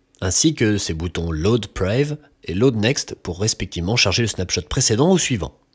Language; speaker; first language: French; native; French